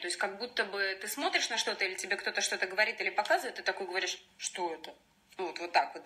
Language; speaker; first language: Russian; native; Russian